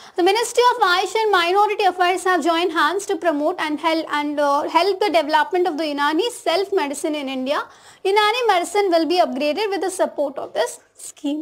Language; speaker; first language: English; non-native, local second language; Telugu